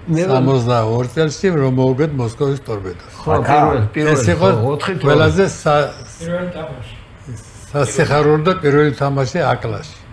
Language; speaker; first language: Georgian; native; Georgian